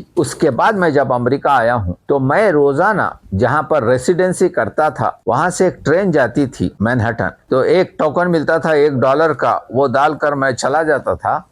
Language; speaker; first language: Urdu; native; Urdu